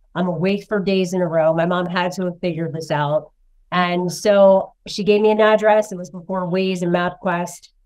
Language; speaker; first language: English; native; English